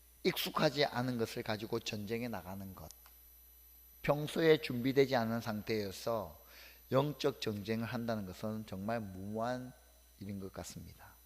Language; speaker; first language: Korean; native; Korean